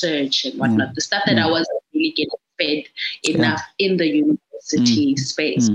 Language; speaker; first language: English; non-native, local second language; Xhosa